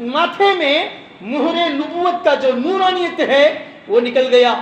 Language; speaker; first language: Hindi; non-native, local second language; Tamil